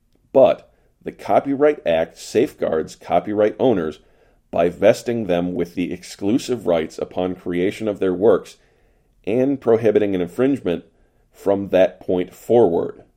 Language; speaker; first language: English; native; English